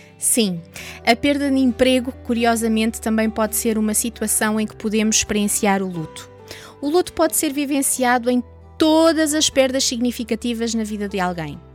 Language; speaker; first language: Portuguese; native; Portuguese